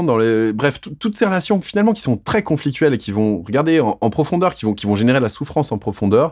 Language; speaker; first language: French; native; French